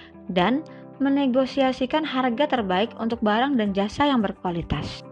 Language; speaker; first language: Indonesian; native; Indonesian